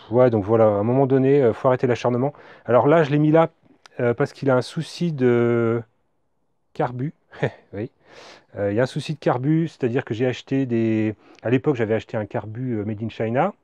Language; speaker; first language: French; native; French